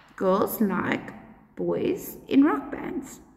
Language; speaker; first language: English; non-native, local second language; Afrikaans